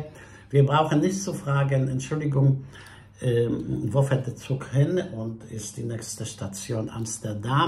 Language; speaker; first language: German; non-native, fluent; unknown